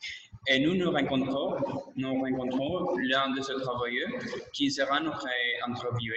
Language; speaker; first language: French; non-native, learner; Spanish